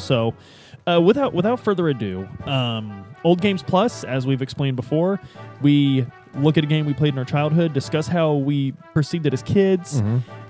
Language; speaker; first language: English; native; English